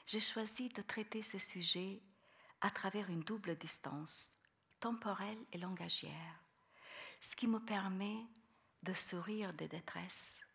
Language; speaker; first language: French; non-native, fluent; Albanian